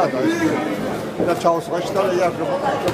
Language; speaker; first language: German; native; German